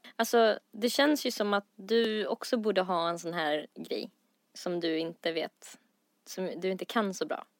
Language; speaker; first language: Swedish; native; Swedish